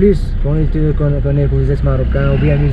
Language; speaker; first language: French; non-native, learner; Arabic